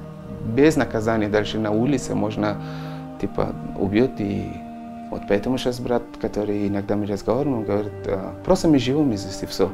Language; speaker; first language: Russian; non-native, learner; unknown